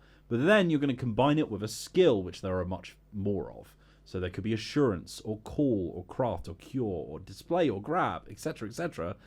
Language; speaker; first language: English; native; English